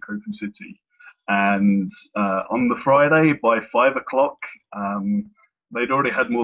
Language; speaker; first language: English; native; English